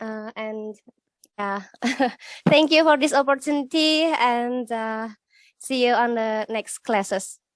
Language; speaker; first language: English; non-native, fluent; Indonesian